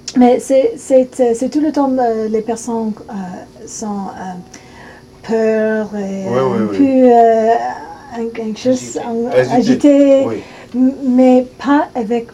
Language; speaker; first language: French; non-native, learner; English